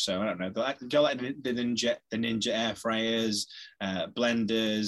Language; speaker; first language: English; native; English